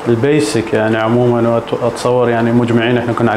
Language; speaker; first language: Arabic; native; Arabic